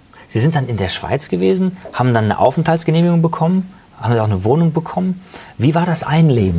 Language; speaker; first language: German; native; German